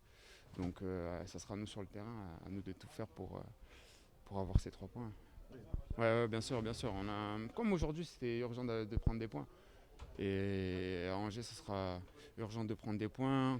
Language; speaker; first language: French; native; French